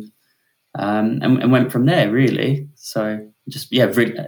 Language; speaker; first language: English; native; English